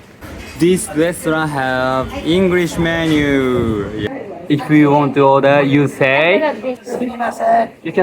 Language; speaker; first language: English; non-native, learner; Japanese